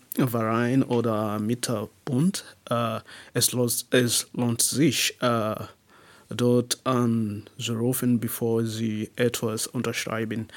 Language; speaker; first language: German; non-native, learner; English